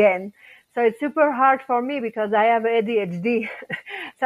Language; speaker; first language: English; non-native, fluent; French